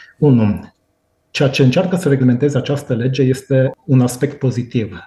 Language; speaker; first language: Romanian; native; Romanian